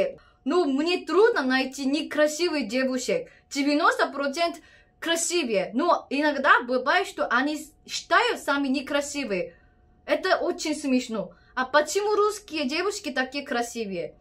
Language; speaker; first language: Russian; non-native, learner; Korean